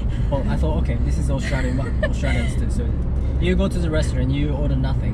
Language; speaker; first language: English; non-native, learner; Japanese